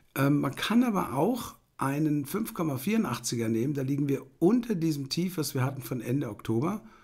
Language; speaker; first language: German; native; German